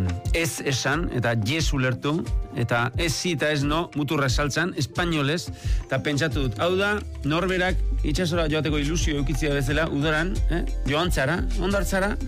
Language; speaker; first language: Basque; native; Basque